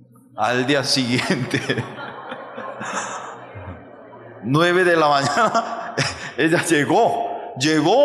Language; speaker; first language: Spanish; non-native, fluent; Korean